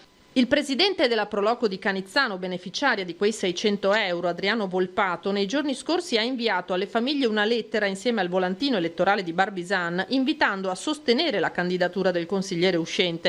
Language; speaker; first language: Italian; native; Italian